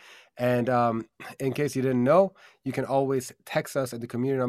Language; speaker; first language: English; native; English